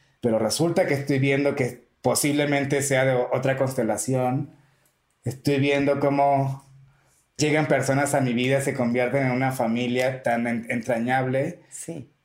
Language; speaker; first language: Spanish; native; Spanish